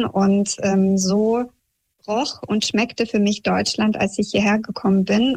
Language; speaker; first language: German; early bilingual, other home language; Russian